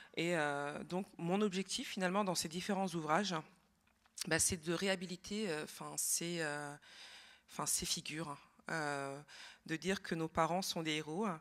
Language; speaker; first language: French; native; French